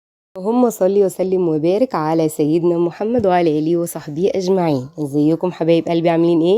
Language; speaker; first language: Arabic; native; Arabic